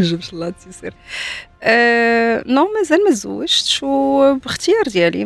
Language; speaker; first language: Arabic; native; Arabic